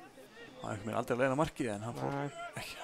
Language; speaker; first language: Icelandic; native; Icelandic